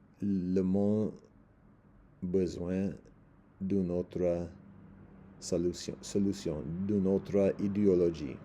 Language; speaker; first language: French; non-native, learner; English